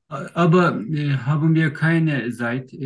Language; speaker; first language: German; non-native, learner; Turkish